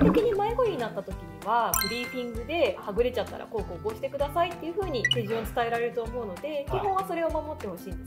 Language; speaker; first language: Japanese; native; Japanese